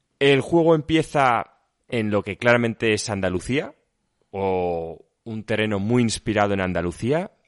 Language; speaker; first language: Spanish; native; Spanish